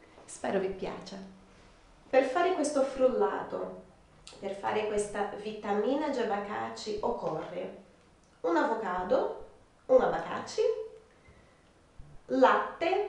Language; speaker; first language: Italian; non-native, fluent; Portuguese